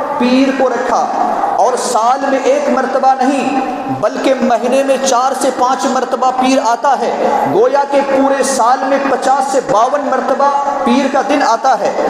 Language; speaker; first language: Urdu; native; Urdu